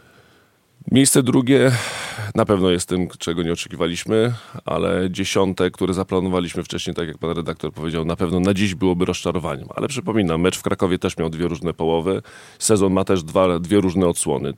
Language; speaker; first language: Polish; native; Polish